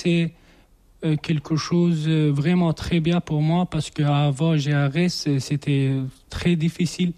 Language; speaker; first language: French; non-native, learner; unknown